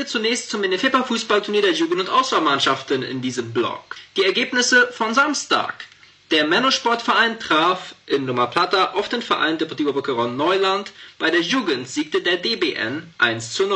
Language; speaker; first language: German; native; German